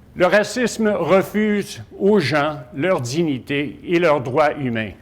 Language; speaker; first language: French; non-native, local second language; English